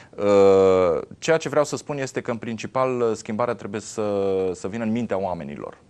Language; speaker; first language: Romanian; native; Romanian